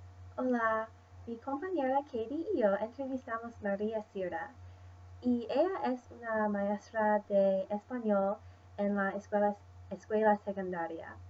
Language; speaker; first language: Spanish; non-native, learner; English